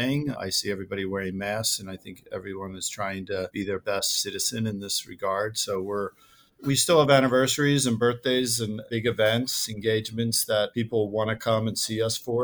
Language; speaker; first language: English; native; English